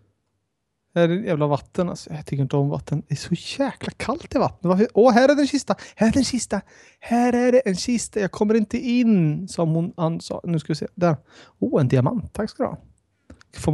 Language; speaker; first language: Swedish; native; Swedish